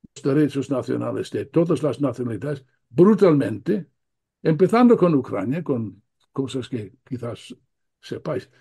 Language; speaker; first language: Spanish; non-native, fluent; English